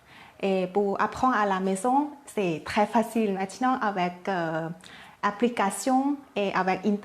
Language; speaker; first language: French; non-native, learner; Thai